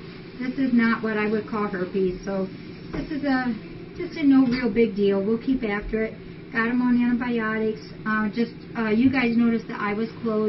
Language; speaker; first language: English; native; English